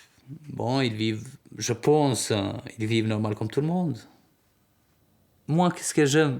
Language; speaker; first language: French; non-native, learner; Albanian